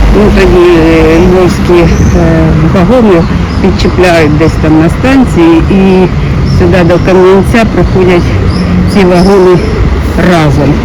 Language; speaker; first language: Ukrainian; non-native, local second language; Russian